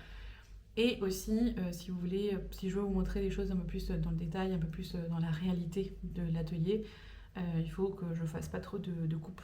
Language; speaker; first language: French; native; French